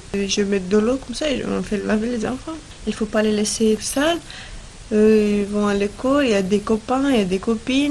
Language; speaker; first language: French; non-native, fluent; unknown